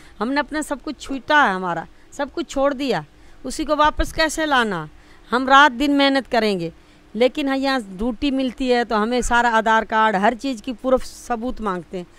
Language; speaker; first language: Urdu; non-native, local second language; Sindhi